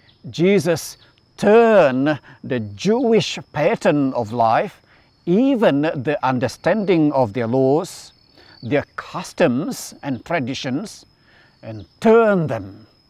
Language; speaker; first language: English; non-native, local second language; Iban